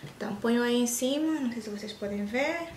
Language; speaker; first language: Portuguese; early bilingual, heritage; English